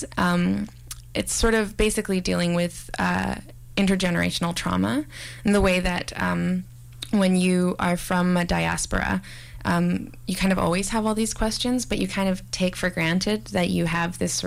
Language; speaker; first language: English; native; English